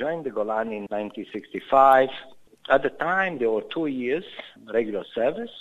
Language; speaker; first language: English; non-native, fluent; Romanian